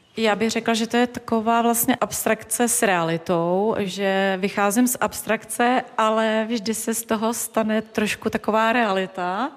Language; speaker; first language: Czech; native; Czech